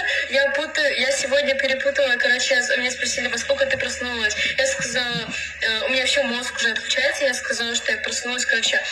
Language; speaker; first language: Russian; native; Russian